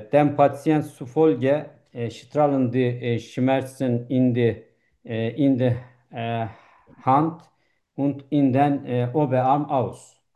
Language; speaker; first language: German; non-native, learner; Turkish